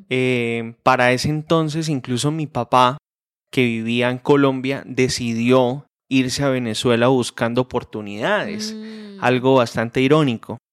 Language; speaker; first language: Spanish; native; Spanish